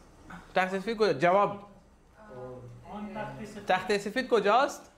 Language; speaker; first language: Persian; non-native, fluent; Urdu